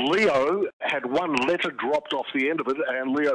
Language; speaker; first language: English; early bilingual, other home language; Greek